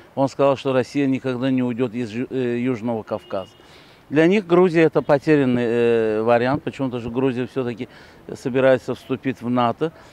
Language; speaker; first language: Russian; non-native, local second language; Azerbaijani